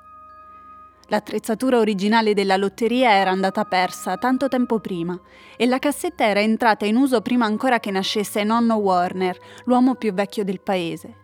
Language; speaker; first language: Italian; native; Italian